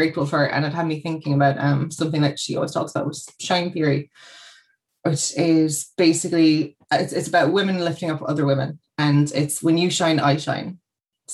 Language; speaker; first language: English; native; English